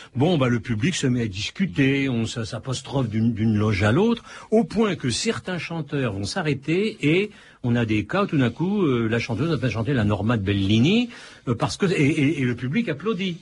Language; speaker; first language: French; early bilingual, other home language; Italian